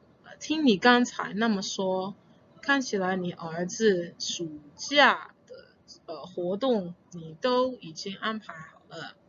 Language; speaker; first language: Chinese; non-native, fluent; English